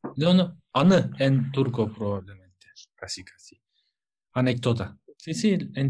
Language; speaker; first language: Spanish; non-native, learner; Turkish